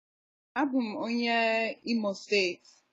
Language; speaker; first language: Igbo; non-native, learner; English